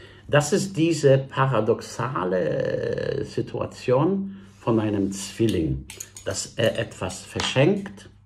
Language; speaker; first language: German; non-native, fluent; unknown